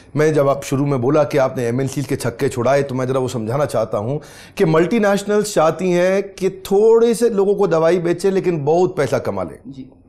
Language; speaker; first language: Hindi; native; Hindi